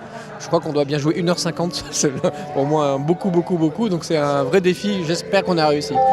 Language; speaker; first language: French; native; French